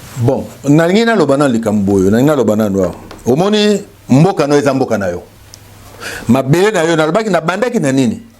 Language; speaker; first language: Lingala; native; Lingala